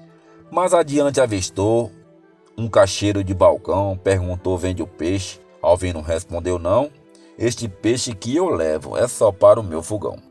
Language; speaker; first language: Portuguese; native; Portuguese